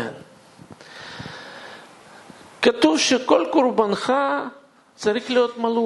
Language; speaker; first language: Hebrew; non-native, fluent; Russian